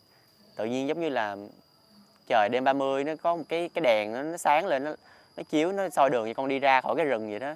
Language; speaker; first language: Vietnamese; native; Vietnamese